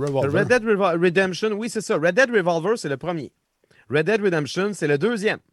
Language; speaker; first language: French; native; French